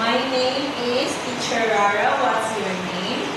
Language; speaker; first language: English; non-native, fluent; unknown